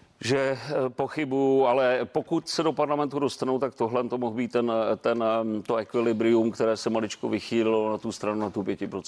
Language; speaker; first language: Czech; native; Czech